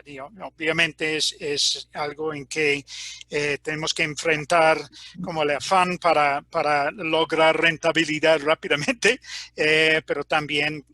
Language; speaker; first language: Spanish; non-native, fluent; English